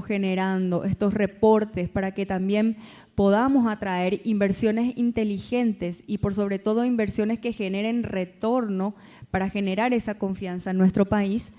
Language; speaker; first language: Spanish; native; Spanish